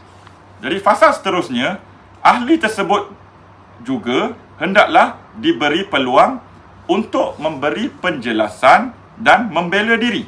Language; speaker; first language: Malay; native; Malay